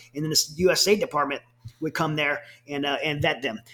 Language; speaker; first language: English; native; English